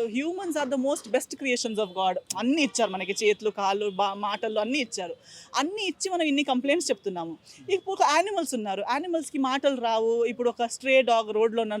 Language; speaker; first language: Telugu; non-native, fluent; Konkani